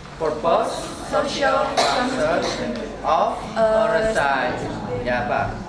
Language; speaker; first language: English; non-native, learner; Indonesian